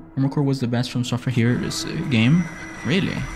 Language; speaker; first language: English; non-native, fluent; Spanish